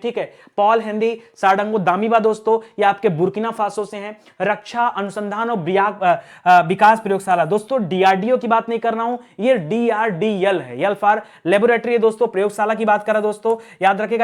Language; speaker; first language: Hindi; native; Hindi